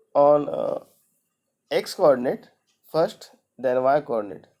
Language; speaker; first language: English; non-native, local second language; Marathi